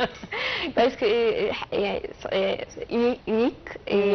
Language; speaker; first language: French; non-native, learner; Arabic